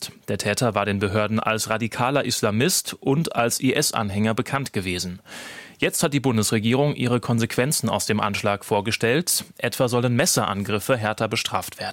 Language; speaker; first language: German; native; German